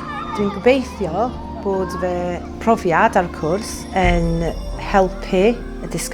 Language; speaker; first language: Welsh; non-native, learner; English